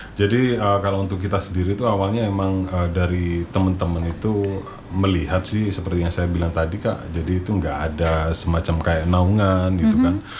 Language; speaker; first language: Indonesian; native; Indonesian